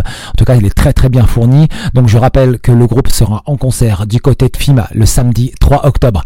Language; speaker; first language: French; non-native, local second language; Arabic